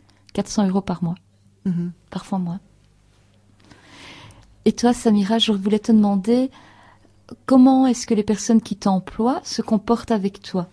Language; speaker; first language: French; native; French